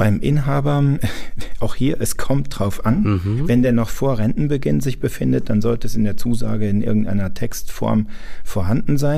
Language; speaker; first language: German; native; German